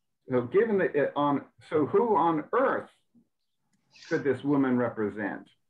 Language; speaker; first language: English; native; English